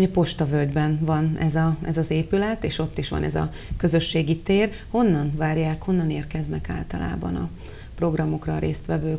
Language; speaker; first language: Hungarian; native; Hungarian